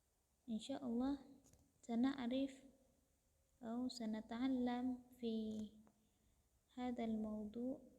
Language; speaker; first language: Arabic; non-native, fluent; Indonesian